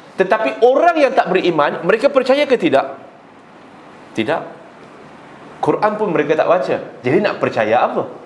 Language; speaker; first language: Malay; non-native, local second language; Chinese